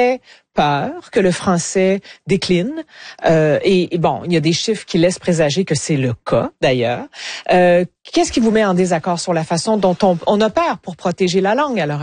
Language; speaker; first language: French; native; French